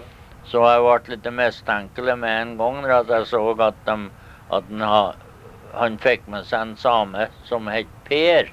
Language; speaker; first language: Norwegian; early bilingual, heritage; Norwegian